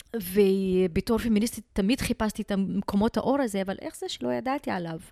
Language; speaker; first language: Hebrew; non-native, local second language; Arabic